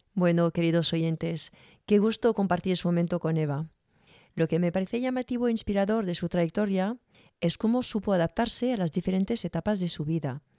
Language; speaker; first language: Spanish; non-native, fluent; French